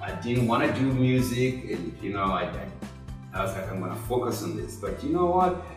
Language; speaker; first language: English; non-native, local second language; Shona